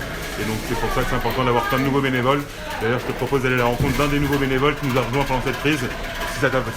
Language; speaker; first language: French; native; French